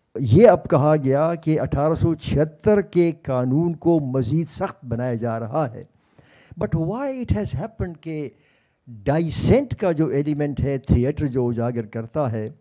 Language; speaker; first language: Urdu; native; Urdu